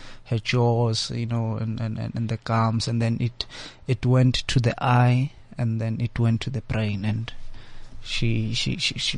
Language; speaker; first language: English; non-native, local second language; Xhosa